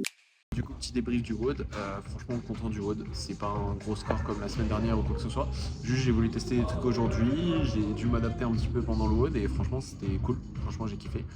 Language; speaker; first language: French; native; French